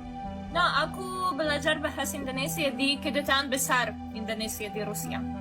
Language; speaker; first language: Indonesian; non-native, learner; Russian